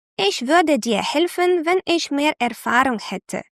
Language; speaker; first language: German; non-native, fluent; Ukrainian